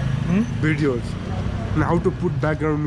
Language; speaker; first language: English; non-native, learner; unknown